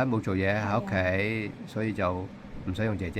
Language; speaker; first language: Cantonese; native; Cantonese